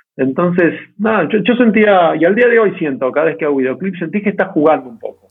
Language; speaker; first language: Spanish; native; Spanish